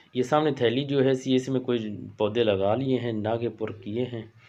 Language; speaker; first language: Hindi; non-native, local second language; Punjabi